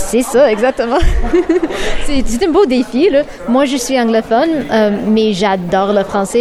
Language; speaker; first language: French; non-native, local second language; English